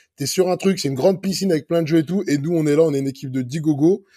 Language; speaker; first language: French; native; French